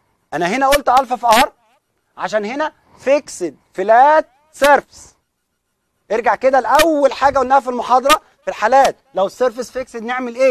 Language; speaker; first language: Arabic; native; Arabic